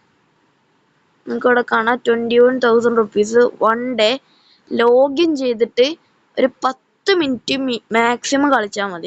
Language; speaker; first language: Malayalam; native; Malayalam